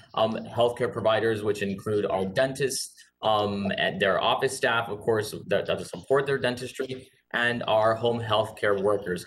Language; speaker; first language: English; early bilingual, other home language; Spanish